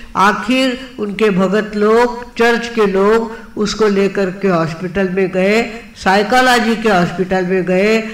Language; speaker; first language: Hindi; non-native, local second language; Marathi